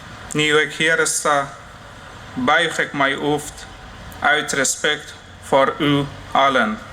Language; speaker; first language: Dutch; non-native, fluent; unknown